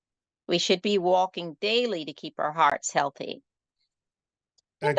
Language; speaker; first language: English; native; English